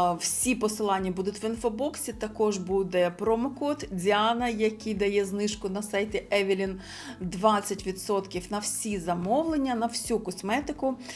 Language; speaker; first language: Ukrainian; non-native, local second language; Russian